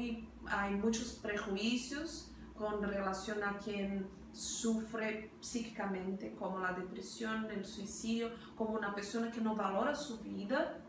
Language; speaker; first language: Spanish; non-native, fluent; Portuguese